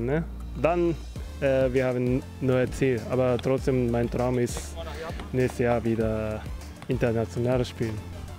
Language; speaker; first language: German; non-native, learner; Japanese